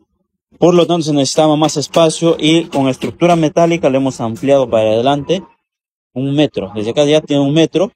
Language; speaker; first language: Spanish; native; Spanish